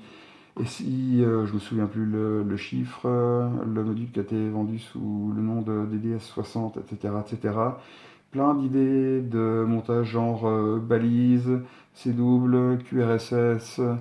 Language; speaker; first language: French; native; French